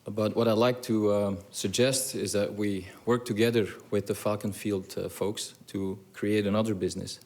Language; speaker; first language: English; non-native, fluent; Dutch